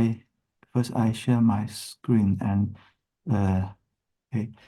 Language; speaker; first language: English; non-native, fluent; Chinese